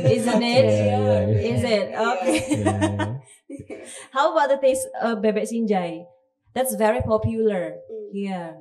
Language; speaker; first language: English; non-native, fluent; Indonesian